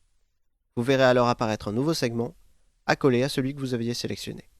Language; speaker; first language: French; native; French